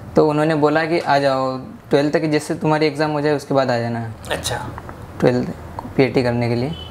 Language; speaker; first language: Hindi; native; Hindi